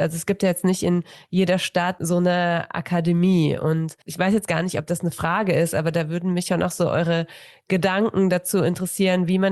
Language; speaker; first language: German; native; German